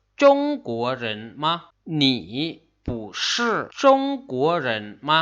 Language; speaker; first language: Chinese; non-native, learner; Lao